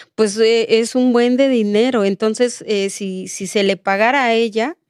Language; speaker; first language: Spanish; non-native, local second language; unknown